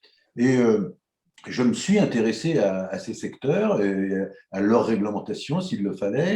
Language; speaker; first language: French; native; French